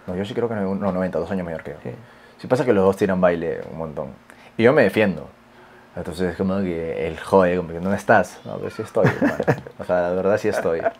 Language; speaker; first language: Spanish; native; Spanish